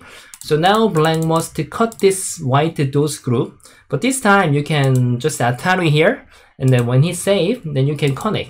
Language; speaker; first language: English; non-native, fluent; Korean